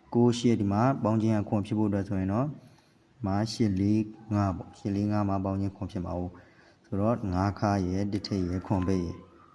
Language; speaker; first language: Burmese; native; Burmese